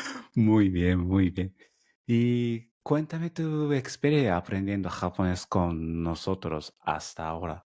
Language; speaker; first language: Spanish; non-native, fluent; Japanese